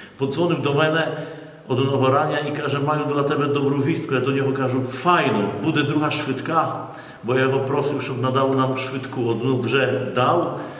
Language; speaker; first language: Ukrainian; native; Ukrainian